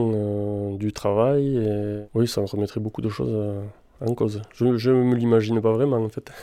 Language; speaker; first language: French; native; French